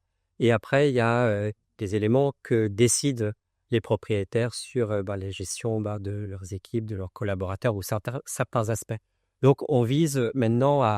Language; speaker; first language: French; native; French